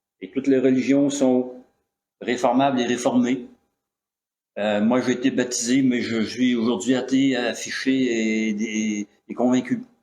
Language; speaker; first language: French; native; French